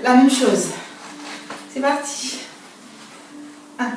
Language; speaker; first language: French; native; French